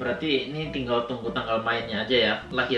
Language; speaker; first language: Indonesian; native; Indonesian